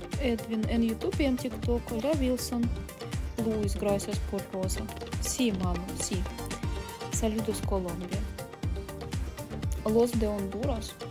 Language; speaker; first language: Spanish; non-native, learner; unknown